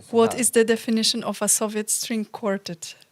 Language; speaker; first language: English; non-native, fluent; Polish